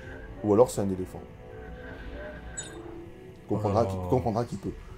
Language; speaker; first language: French; native; French